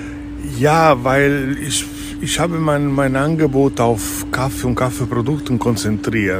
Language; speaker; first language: German; non-native, fluent; Italian